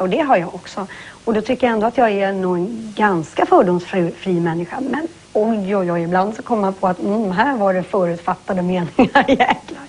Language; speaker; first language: Swedish; native; Swedish